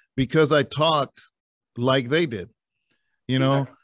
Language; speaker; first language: English; native; English